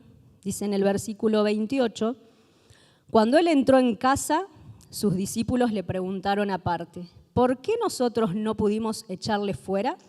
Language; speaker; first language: Spanish; native; Spanish